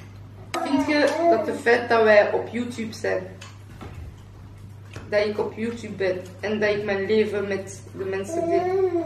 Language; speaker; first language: Dutch; non-native, local second language; French